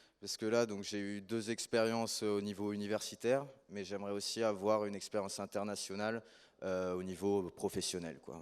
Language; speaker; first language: French; native; French